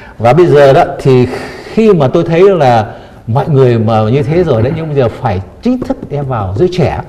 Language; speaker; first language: Vietnamese; native; Vietnamese